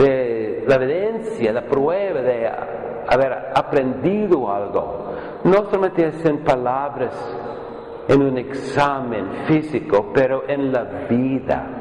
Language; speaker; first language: Spanish; non-native, fluent; English